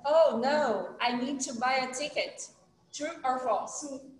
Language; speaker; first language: English; non-native, fluent; Portuguese